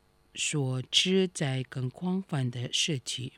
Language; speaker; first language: Chinese; non-native, fluent; Indonesian